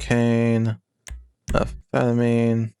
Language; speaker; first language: English; native; English